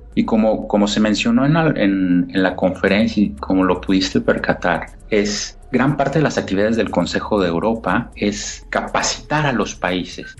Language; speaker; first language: Spanish; native; Spanish